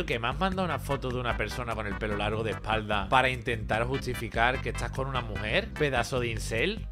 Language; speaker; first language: Spanish; native; Spanish